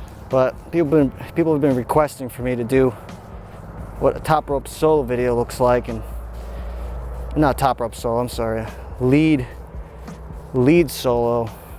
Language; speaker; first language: English; native; English